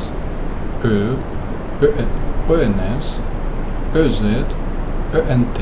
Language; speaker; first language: French; non-native, fluent; Russian